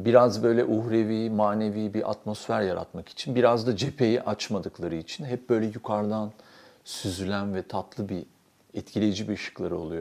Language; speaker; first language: Turkish; native; Turkish